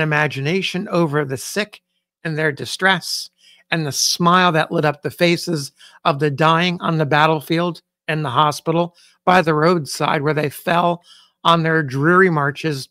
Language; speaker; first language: English; native; English